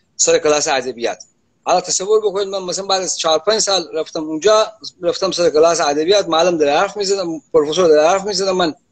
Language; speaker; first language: Persian; non-native, local second language; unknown